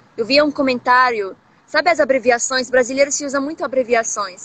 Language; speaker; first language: Portuguese; non-native, fluent; Arabic